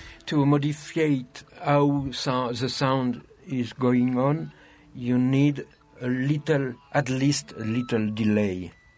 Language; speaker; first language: English; non-native, fluent; French